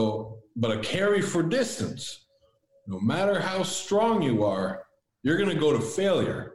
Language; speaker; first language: English; early bilingual, other home language; Latvian